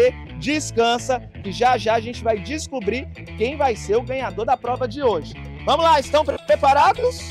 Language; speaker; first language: Portuguese; native; Portuguese